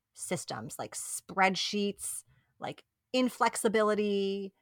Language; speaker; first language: English; early bilingual, other home language; Italian